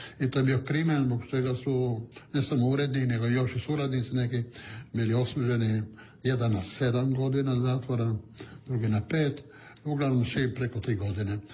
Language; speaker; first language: Croatian; non-native, local second language; Italian